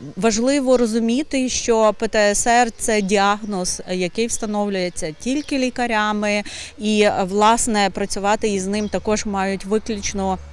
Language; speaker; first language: Ukrainian; native; Ukrainian